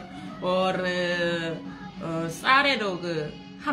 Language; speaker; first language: Hindi; non-native, learner; Korean